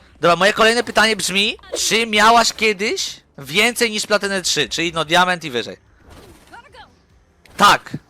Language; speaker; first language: Polish; native; Polish